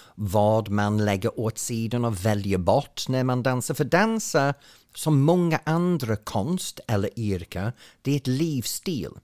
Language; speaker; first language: Swedish; non-native, fluent; English